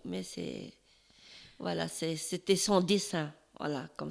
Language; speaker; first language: French; non-native, learner; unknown